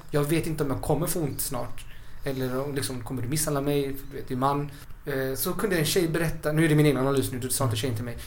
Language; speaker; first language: Swedish; early bilingual, other home language; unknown